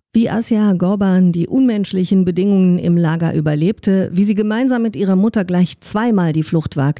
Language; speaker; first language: German; native; German